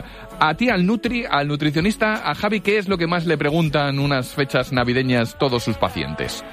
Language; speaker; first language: Spanish; native; Spanish